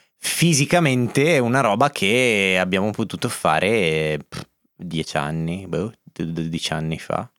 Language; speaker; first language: Italian; native; Italian